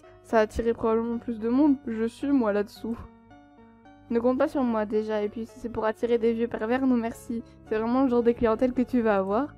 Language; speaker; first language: French; native; French